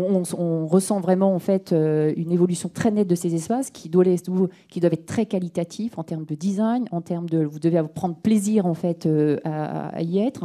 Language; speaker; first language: French; native; French